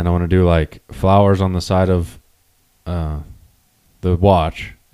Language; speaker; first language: English; native; English